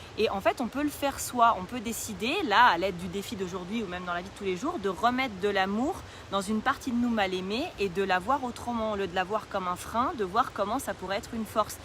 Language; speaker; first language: French; native; French